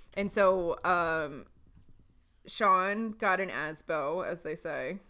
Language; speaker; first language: English; native; English